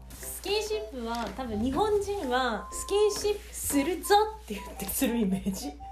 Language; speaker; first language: Japanese; native; Japanese